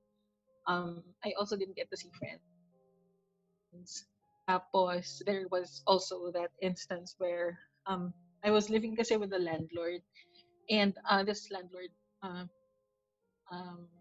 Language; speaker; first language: English; non-native, local second language; Filipino